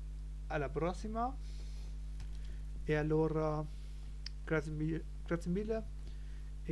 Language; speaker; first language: Italian; non-native, learner; German